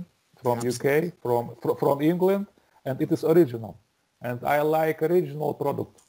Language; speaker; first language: English; non-native, learner; Russian